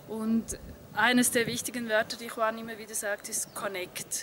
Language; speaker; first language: German; native; German